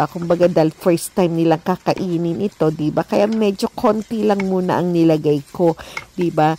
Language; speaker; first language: Filipino; native; Filipino